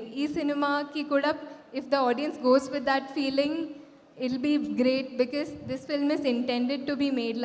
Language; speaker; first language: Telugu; non-native, fluent; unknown